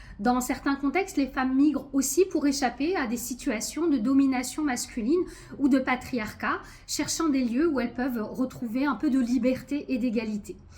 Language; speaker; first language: French; early bilingual, other home language; Arabic